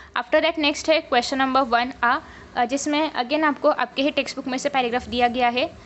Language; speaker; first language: Hindi; non-native, local second language; Marathi